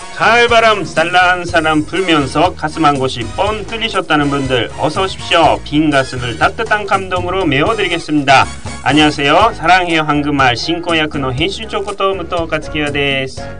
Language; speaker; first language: Korean; non-native, fluent; Japanese